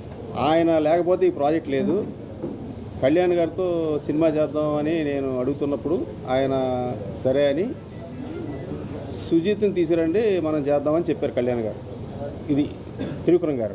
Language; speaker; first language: Telugu; native; Telugu